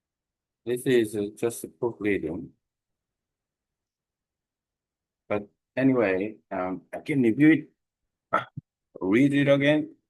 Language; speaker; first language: English; non-native, learner; Korean